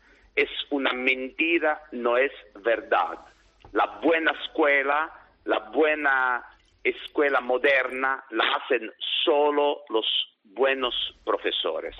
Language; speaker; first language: Spanish; non-native, fluent; Italian